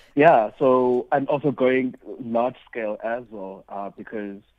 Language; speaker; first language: English; non-native, local second language; Xhosa